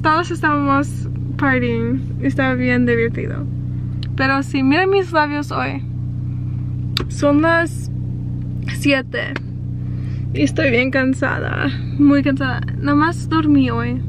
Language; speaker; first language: Spanish; early bilingual, other home language; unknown